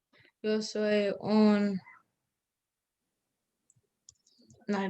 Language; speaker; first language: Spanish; non-native, learner; English